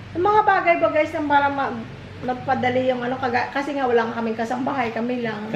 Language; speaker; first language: Filipino; non-native, local second language; Cebuano